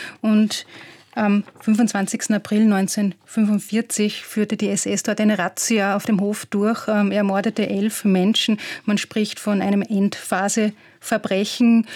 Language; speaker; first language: German; native; German